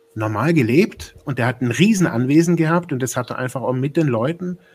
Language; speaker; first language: German; native; German